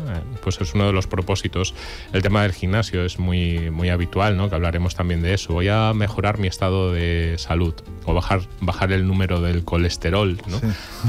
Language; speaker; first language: Spanish; native; Spanish